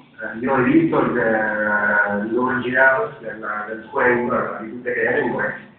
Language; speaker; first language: Spanish; non-native, learner; English